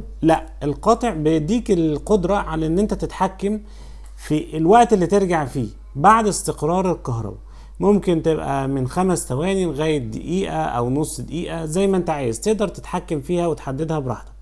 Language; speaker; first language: Arabic; native; Arabic